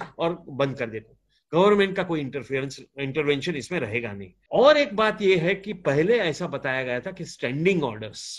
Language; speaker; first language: Hindi; non-native, local second language; Gujarati